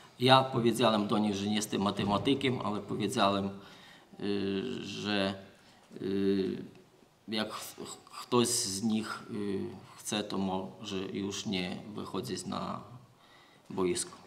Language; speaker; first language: Polish; non-native, learner; Ukrainian